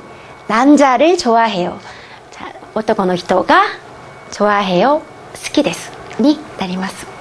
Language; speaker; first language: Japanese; non-native, fluent; Korean